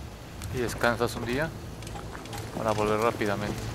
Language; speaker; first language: Spanish; native; Spanish